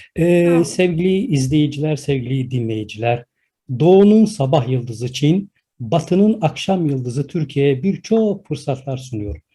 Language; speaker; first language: Turkish; native; Turkish